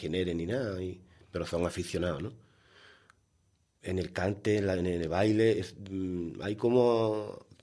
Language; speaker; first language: Spanish; native; Spanish